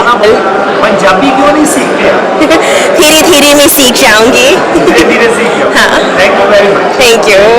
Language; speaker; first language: Hindi; non-native, local second language; Punjabi